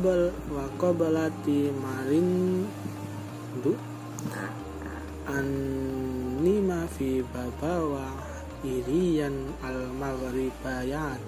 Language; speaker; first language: Arabic; non-native, learner; Indonesian